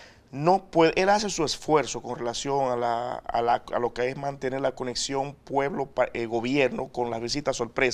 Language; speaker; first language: Spanish; native; Spanish